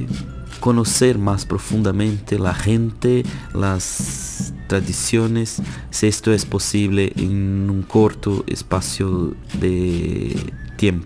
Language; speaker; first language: Spanish; non-native, fluent; Portuguese